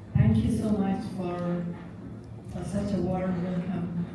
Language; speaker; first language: English; non-native, fluent; Persian